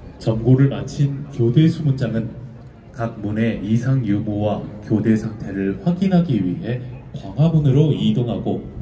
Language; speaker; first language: Korean; native; Korean